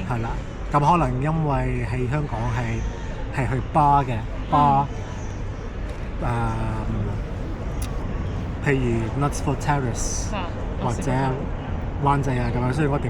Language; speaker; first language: Cantonese; early bilingual, heritage; Cantonese